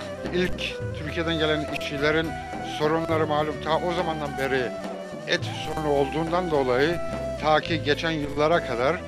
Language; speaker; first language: Turkish; native; Turkish